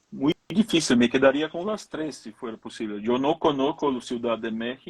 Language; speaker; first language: Spanish; non-native, fluent; Portuguese